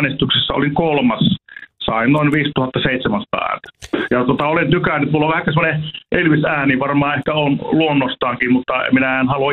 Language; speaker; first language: Finnish; native; Finnish